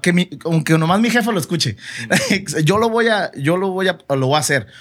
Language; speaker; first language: Spanish; early bilingual, other home language; English